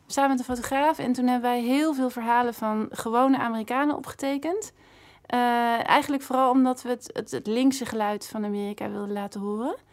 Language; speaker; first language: Dutch; native; Dutch